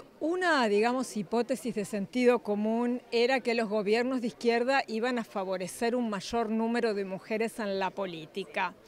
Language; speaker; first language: Spanish; native; Spanish